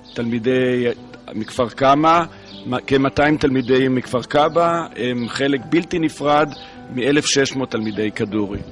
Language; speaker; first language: Hebrew; native; Hebrew